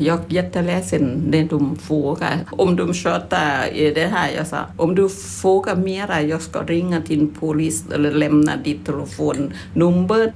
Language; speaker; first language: Swedish; non-native, learner; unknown